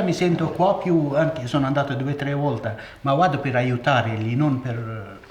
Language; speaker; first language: Italian; non-native, learner; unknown